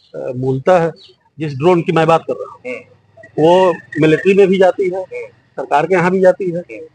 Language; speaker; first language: Hindi; native; Hindi